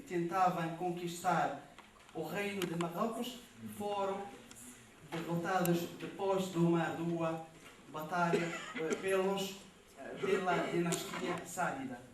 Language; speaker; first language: Portuguese; non-native, learner; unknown